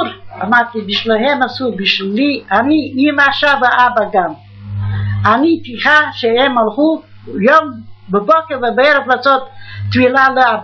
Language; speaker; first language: Hebrew; non-native, fluent; Yiddish